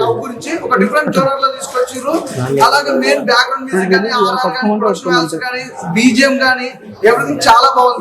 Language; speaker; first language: Telugu; native; Telugu